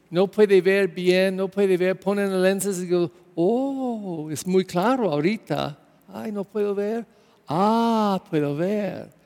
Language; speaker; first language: Spanish; non-native, learner; English